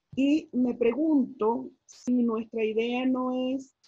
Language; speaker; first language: Spanish; native; Spanish